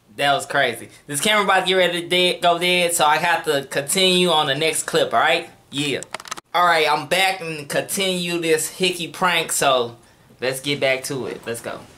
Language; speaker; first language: English; native; English